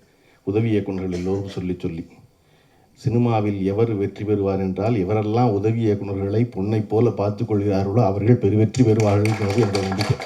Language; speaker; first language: Tamil; native; Tamil